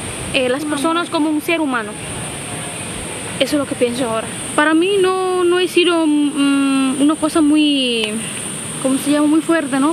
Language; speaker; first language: Spanish; non-native, learner; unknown